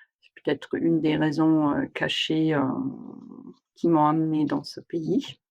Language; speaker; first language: French; non-native, fluent; German